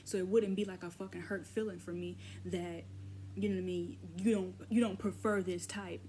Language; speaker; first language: English; native; English